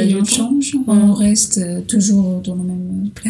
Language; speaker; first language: French; non-native, learner; Portuguese